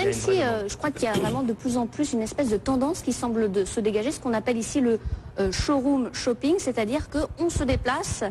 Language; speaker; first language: French; native; French